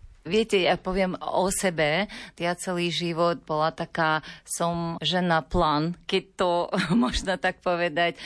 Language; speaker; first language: Slovak; non-native, learner; Ukrainian